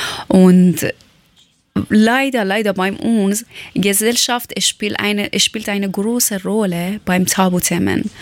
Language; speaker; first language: German; non-native, learner; Persian